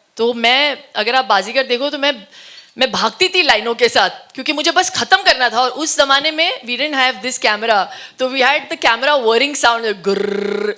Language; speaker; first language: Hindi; non-native, local second language; Tulu